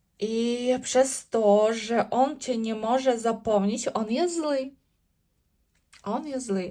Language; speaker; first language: Polish; non-native, learner; Ukrainian